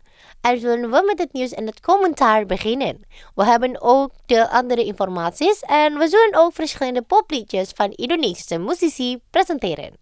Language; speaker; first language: Dutch; non-native, fluent; Indonesian